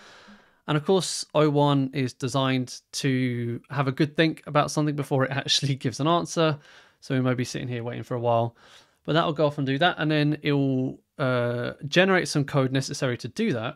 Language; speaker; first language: English; native; English